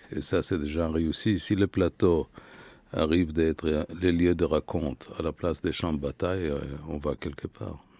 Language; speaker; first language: French; non-native, fluent; Hebrew